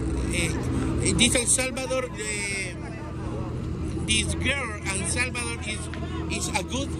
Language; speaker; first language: English; non-native, learner; Spanish